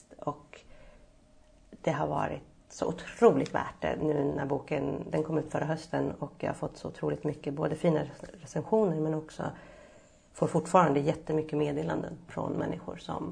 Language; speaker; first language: Swedish; native; Swedish